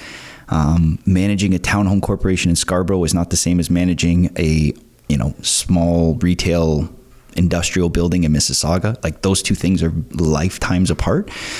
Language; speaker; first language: English; native; English